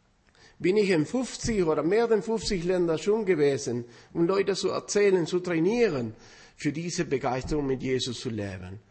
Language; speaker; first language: German; non-native, fluent; Spanish